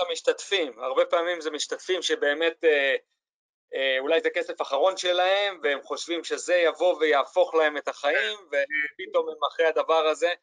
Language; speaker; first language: Hebrew; native; Hebrew